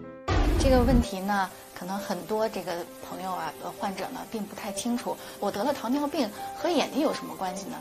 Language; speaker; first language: Chinese; native; Chinese